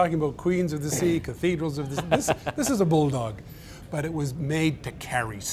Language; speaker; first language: English; native; English